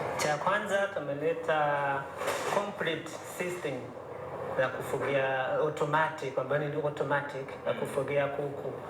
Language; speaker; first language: Swahili; non-native, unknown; Chinese